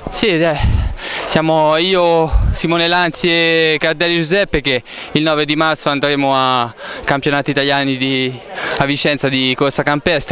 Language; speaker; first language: Italian; native; Italian